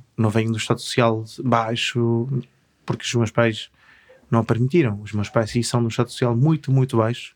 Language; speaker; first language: Portuguese; non-native, fluent; Spanish